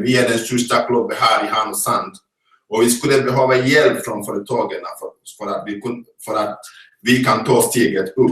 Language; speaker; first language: Swedish; non-native, fluent; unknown